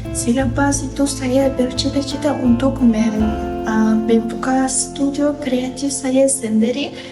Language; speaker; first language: Malay; non-native, learner; Uzbek